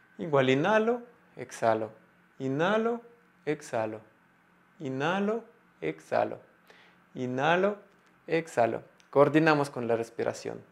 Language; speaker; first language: Spanish; non-native, fluent; Russian